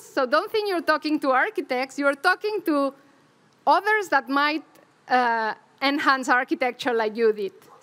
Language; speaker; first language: English; non-native, fluent; Catalan